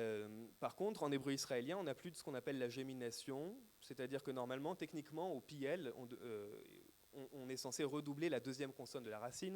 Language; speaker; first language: French; native; French